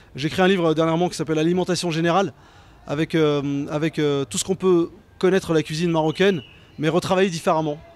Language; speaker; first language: French; native; French